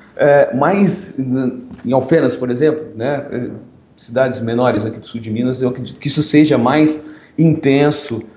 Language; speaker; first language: Portuguese; native; Portuguese